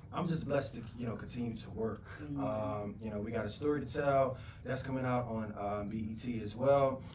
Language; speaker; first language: English; native; English